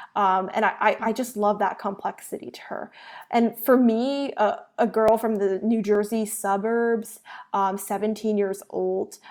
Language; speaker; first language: English; early bilingual, other home language; Chinese